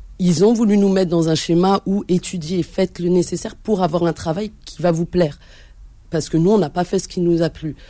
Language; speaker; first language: French; early bilingual, other home language; Arabic